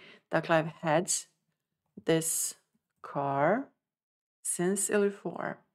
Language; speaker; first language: English; non-native, fluent; Serbian